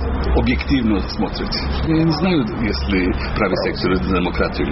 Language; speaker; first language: Russian; non-native, learner; Serbian